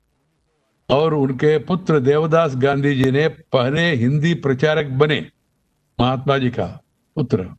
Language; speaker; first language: Hindi; non-native, local second language; Telugu